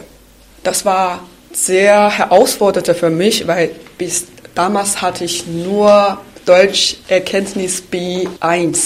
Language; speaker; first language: German; non-native, fluent; Chinese